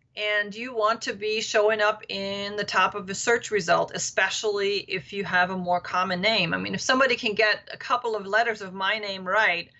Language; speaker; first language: English; non-native, fluent; German